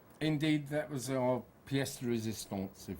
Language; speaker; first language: English; native; English